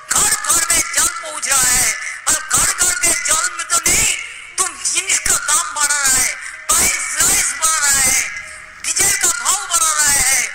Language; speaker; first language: Hindi; non-native, local second language; Bangla